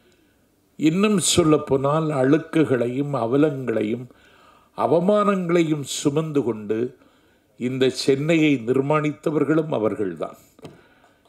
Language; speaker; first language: Tamil; native; Tamil